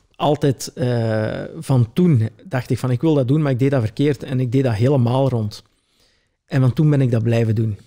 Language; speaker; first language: Dutch; early bilingual, other home language; Italian